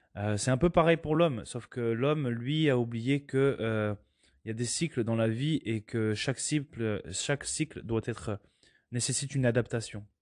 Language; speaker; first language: French; native; French